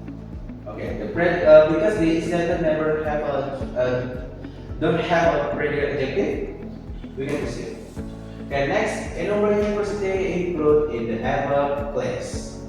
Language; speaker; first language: English; non-native, learner; Indonesian